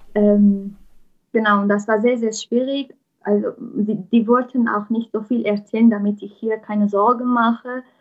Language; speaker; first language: German; non-native, fluent; Armenian